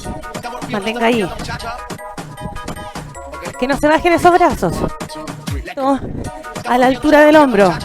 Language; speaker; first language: Spanish; native; Spanish